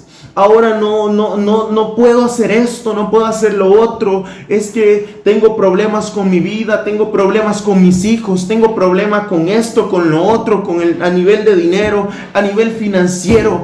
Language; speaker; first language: Spanish; native; Spanish